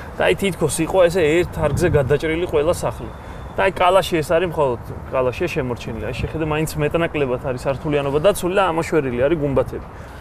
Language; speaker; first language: Georgian; native; Georgian